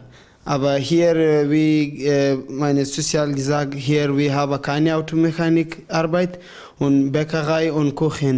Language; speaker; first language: German; non-native, learner; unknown